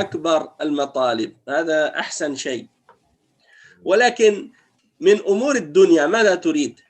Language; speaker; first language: Arabic; non-native, fluent; French